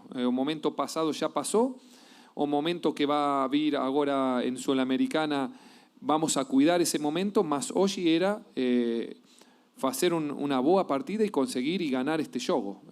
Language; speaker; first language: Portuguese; non-native, fluent; Spanish